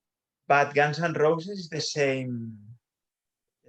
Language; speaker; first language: English; non-native, learner; Spanish